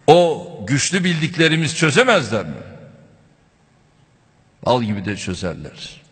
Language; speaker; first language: Turkish; native; Turkish